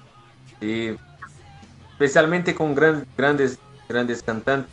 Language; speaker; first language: Spanish; non-native, learner; Portuguese